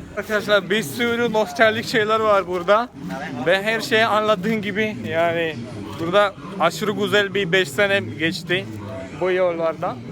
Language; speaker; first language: Turkish; non-native, fluent; Malayalam